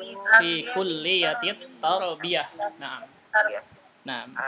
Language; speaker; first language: Arabic; non-native, fluent; Indonesian